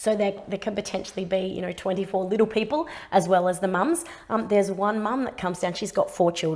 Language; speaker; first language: English; native; English